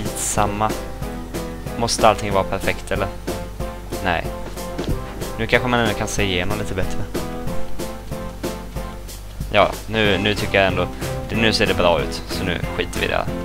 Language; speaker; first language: Swedish; native; Swedish